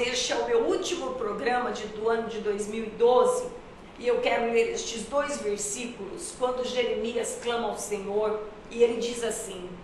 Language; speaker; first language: Portuguese; native; Portuguese